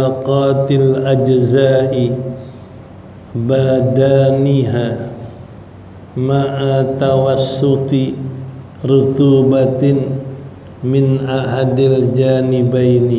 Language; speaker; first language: Arabic; non-native, fluent; Indonesian